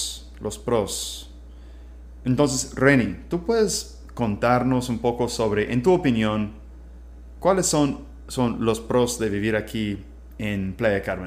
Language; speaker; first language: Spanish; non-native, fluent; English